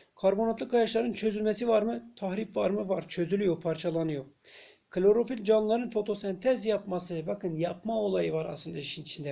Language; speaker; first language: Turkish; native; Turkish